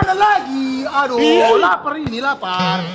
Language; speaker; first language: Indonesian; native; Indonesian